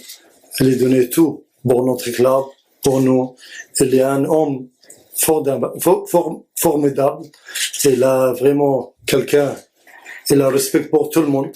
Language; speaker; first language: French; non-native, learner; Arabic